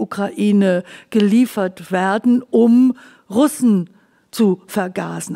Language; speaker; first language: German; native; German